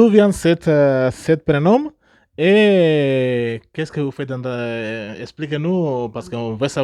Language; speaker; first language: French; non-native, fluent; Spanish